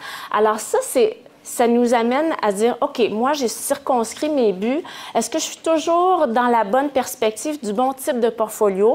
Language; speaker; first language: French; native; French